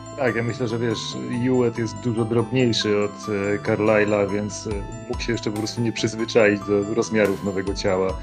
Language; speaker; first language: Polish; native; Polish